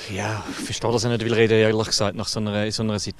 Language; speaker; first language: German; native; German